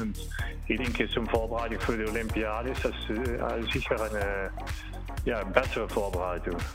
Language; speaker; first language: German; non-native, learner; Dutch